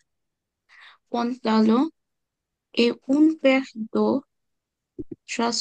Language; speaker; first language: French; non-native, learner; Bangla